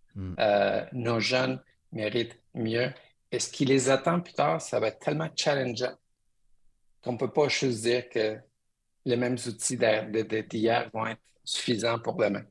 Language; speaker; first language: French; early bilingual, other home language; Spanish